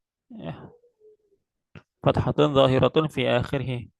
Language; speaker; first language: Arabic; non-native, fluent; Indonesian